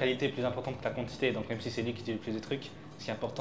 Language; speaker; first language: French; native; French